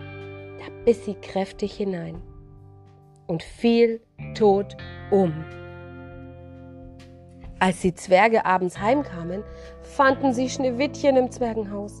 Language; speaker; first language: German; native; German